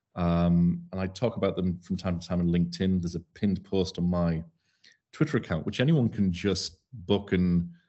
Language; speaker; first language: English; native; English